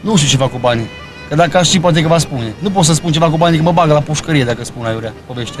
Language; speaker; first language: Romanian; native; Romanian